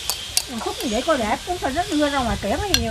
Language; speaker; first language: Vietnamese; native; Vietnamese